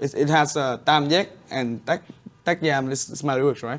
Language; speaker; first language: English; non-native, fluent; Vietnamese